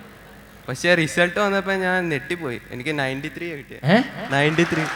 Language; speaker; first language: Malayalam; early bilingual, heritage; Malayalam